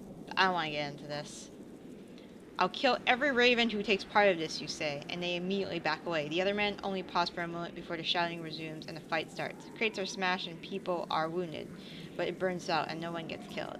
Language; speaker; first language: English; native; English